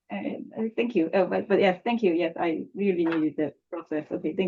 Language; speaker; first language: English; non-native, learner; Korean